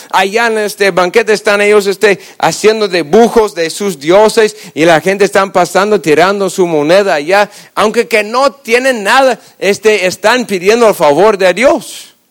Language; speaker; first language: Spanish; non-native, fluent; English